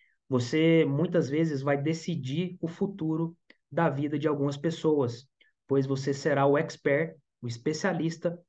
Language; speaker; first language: Portuguese; native; Portuguese